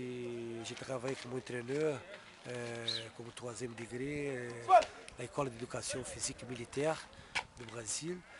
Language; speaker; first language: French; non-native, fluent; Portuguese